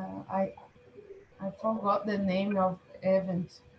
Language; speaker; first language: English; non-native, learner; Portuguese